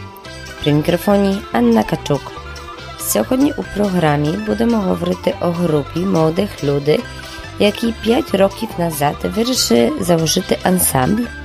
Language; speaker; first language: Ukrainian; early bilingual, heritage; Ukrainian